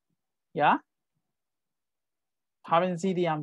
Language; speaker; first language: German; non-native, fluent; Spanish